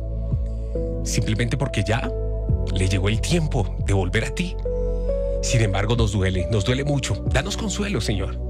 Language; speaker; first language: Spanish; native; Spanish